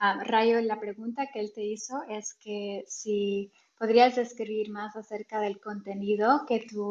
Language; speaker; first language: Spanish; early bilingual, heritage; Spanish